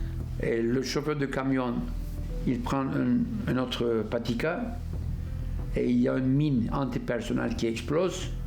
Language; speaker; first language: French; non-native, fluent; Turkish